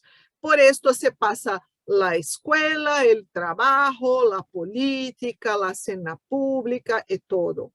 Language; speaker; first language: Spanish; non-native, fluent; Portuguese